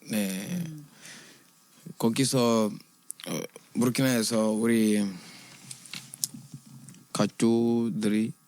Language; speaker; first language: Korean; non-native, learner; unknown